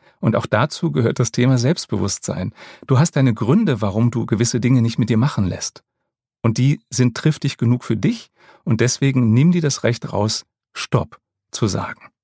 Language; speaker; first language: German; native; German